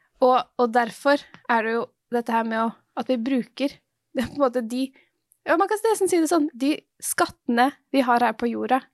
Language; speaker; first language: Norwegian; native; Norwegian